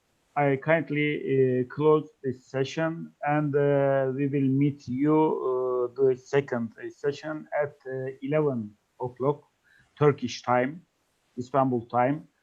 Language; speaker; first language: English; non-native, learner; Turkish